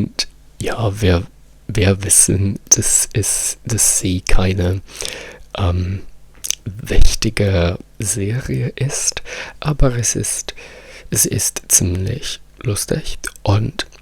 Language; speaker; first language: German; non-native, fluent; Italian